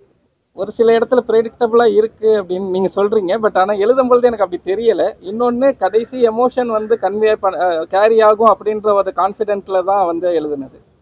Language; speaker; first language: Tamil; native; Tamil